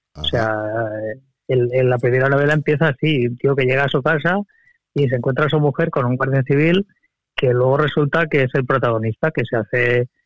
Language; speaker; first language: Spanish; native; Spanish